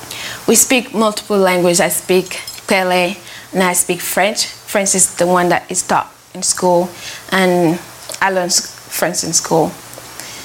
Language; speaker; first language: English; non-native, fluent; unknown